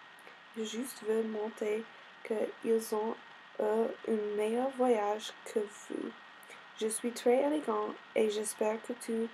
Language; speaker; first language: French; non-native, learner; English